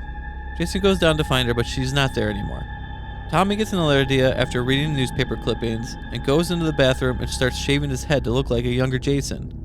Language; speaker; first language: English; native; English